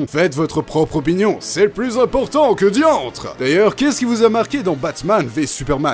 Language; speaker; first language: French; native; French